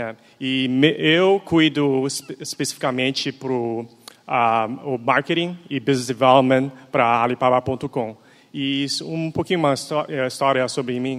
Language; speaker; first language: Portuguese; early bilingual, other home language; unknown